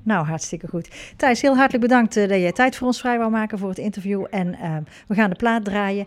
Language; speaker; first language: Dutch; native; Dutch